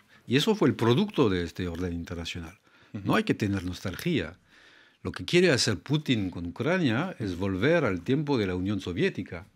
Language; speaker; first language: Spanish; non-native, fluent; French